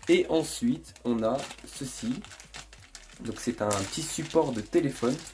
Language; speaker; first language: French; native; French